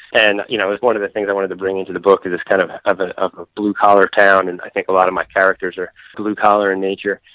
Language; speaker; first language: English; native; English